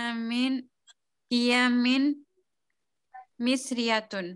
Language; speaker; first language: Arabic; non-native, learner; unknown